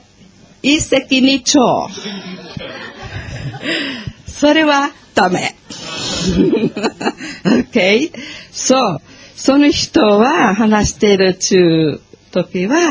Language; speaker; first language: Japanese; non-native, learner; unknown